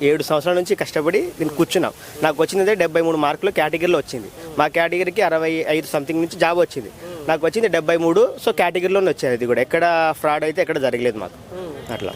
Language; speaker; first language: Telugu; non-native, local second language; Lambadi